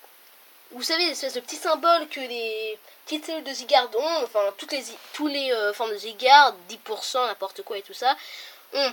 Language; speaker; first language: French; native; French